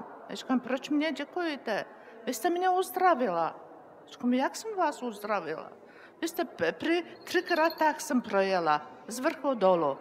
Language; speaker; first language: Czech; non-native, learner; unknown